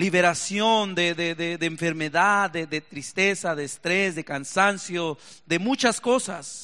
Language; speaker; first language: Spanish; native; Spanish